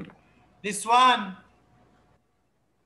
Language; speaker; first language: English; non-native, learner; Arabic